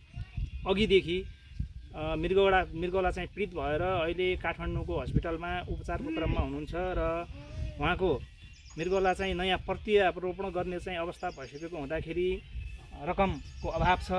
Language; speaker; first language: Nepali; native; Nepali